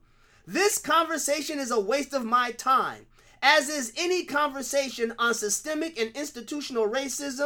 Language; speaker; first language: English; native; English